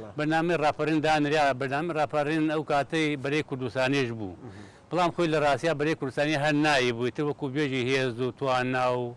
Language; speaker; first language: Central Kurdish; native; Central Kurdish